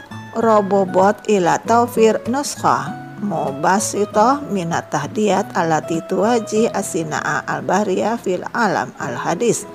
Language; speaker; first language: Arabic; non-native, learner; Indonesian